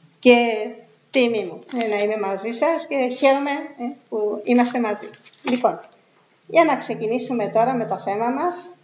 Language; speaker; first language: Greek; non-native, fluent; Spanish